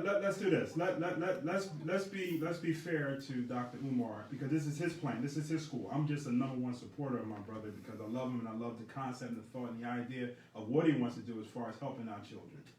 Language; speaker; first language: English; native; English